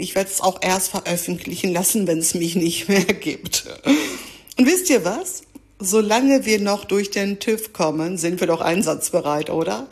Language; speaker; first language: German; early bilingual, other home language; Greek